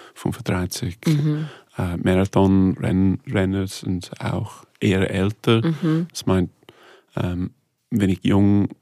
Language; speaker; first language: German; non-native, fluent; English